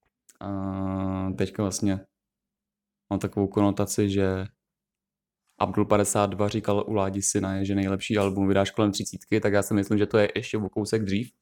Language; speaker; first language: Czech; native; Czech